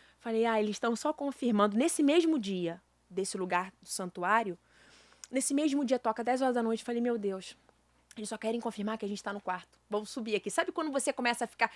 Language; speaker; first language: Portuguese; native; Portuguese